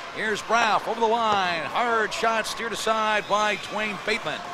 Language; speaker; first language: English; native; English